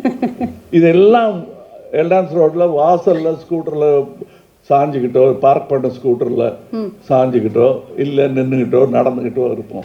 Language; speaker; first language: Tamil; native; Tamil